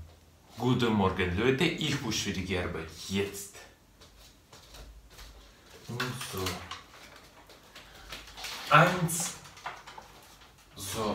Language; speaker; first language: German; non-native, learner; Russian